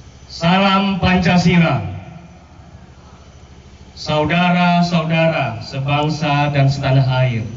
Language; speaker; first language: Indonesian; native; Indonesian